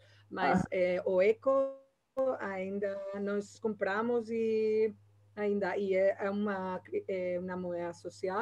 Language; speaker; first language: Portuguese; non-native, learner; Spanish